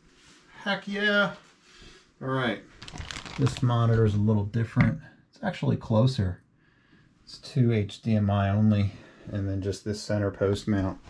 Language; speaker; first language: English; native; English